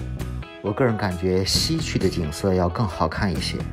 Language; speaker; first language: Chinese; native; Chinese